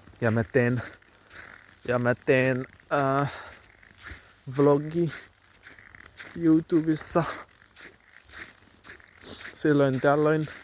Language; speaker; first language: Finnish; non-native, learner; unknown